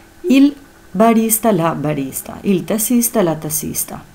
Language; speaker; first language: Italian; non-native, fluent; Albanian